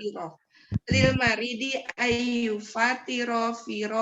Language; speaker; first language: Arabic; non-native, learner; Indonesian